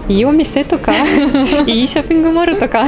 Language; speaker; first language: Japanese; non-native, fluent; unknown